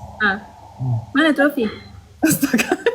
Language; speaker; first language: Malay; native; Malay